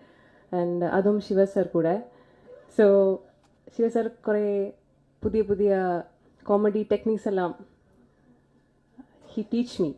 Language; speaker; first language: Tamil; non-native, learner; Malayalam